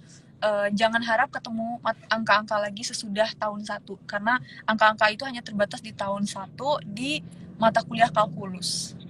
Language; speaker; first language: Indonesian; native; Indonesian